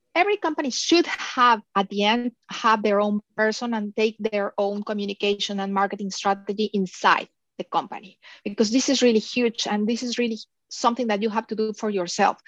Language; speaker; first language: English; non-native, fluent; Spanish